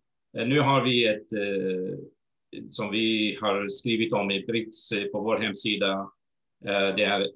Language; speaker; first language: Swedish; non-native, fluent; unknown